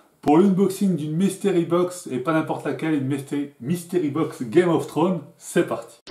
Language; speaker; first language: French; native; French